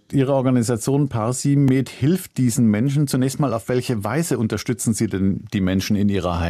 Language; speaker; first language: German; native; German